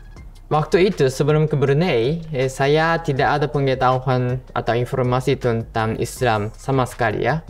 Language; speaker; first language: Indonesian; non-native, fluent; Japanese